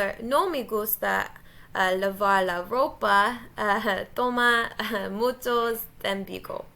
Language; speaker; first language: Spanish; non-native, learner; English